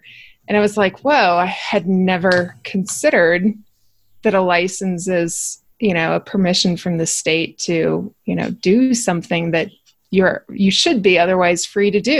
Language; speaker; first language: English; native; English